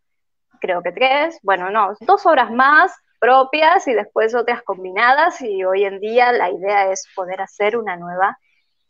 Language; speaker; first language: Spanish; native; Spanish